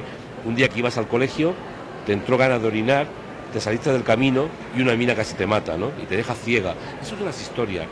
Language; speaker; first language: Spanish; native; Spanish